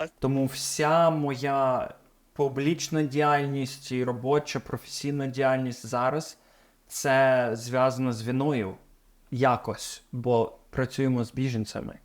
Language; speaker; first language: Ukrainian; non-native, fluent; English